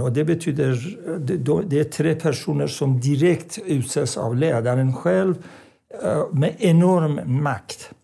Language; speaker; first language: Swedish; non-native, fluent; Persian